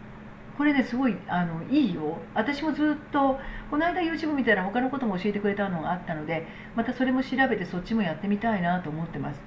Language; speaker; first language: Japanese; native; Japanese